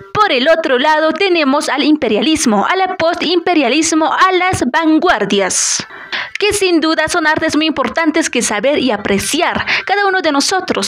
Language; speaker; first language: Spanish; native; Spanish